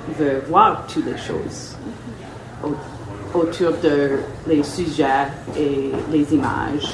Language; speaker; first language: French; non-native, local second language; English